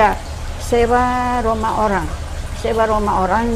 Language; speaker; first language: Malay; non-native, local second language; Min Nan Chinese